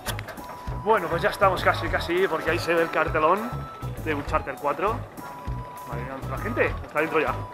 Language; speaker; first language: Spanish; native; Spanish